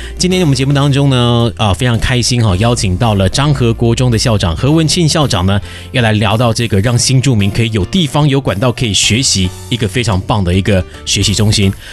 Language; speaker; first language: Chinese; native; Chinese